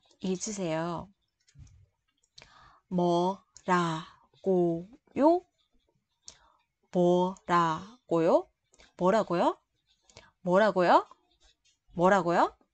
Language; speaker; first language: Korean; non-native, fluent; Vietnamese